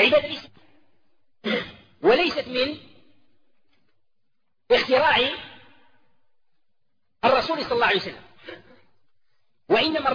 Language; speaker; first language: Arabic; native; Arabic